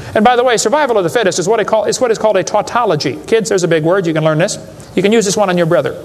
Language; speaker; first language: English; native; English